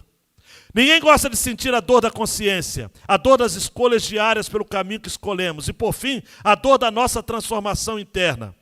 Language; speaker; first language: Portuguese; native; Portuguese